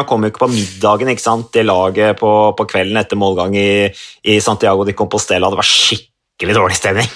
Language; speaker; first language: Norwegian; native; Norwegian